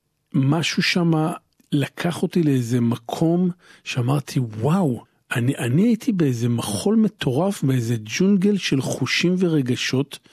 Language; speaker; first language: Hebrew; native; Hebrew